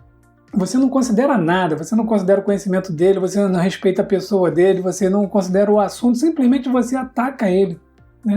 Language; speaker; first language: Portuguese; native; Portuguese